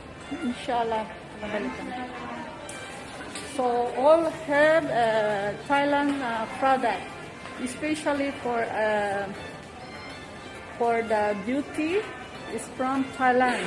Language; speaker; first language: English; non-native, learner; Filipino